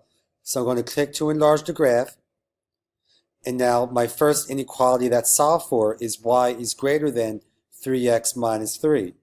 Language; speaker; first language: English; native; English